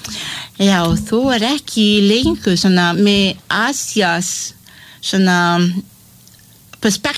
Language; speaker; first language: Icelandic; non-native, learner; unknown